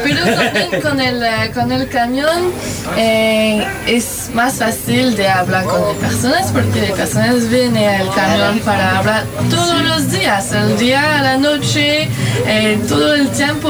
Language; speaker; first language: Spanish; non-native, learner; French